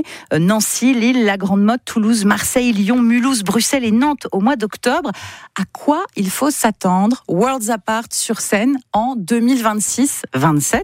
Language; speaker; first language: French; native; French